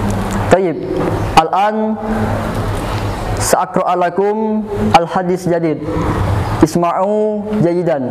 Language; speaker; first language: Arabic; non-native, learner; Indonesian